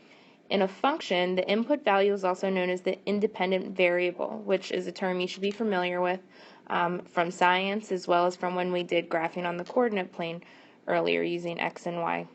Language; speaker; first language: English; native; English